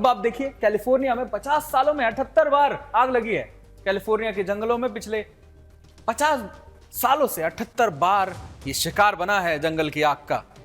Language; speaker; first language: Hindi; native; Hindi